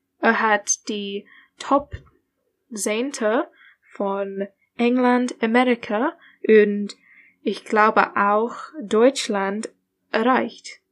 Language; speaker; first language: German; non-native, learner; English